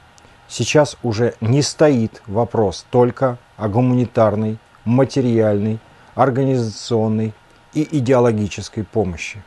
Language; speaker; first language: Russian; native; Russian